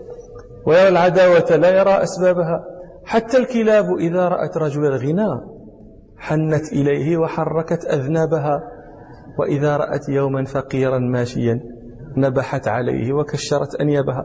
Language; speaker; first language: Arabic; native; Arabic